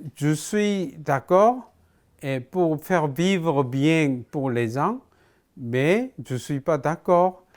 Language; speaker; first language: French; non-native, fluent; Korean